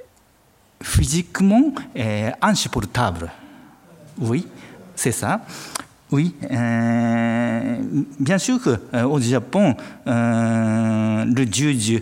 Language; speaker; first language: French; non-native, fluent; Japanese